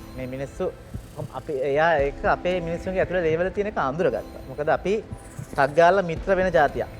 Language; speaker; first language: Sinhala; native; Sinhala